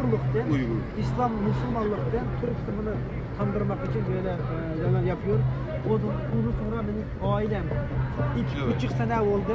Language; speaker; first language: Turkish; non-native, learner; Uyghur